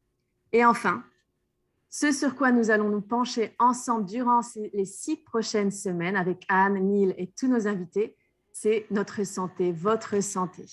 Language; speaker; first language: French; native; French